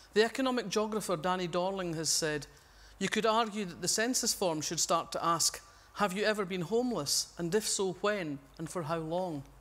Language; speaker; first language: English; native; English